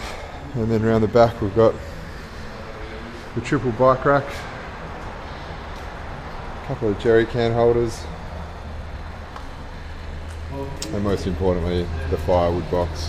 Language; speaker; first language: English; native; English